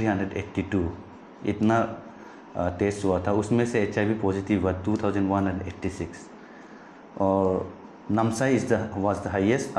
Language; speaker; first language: Hindi; non-native, local second language; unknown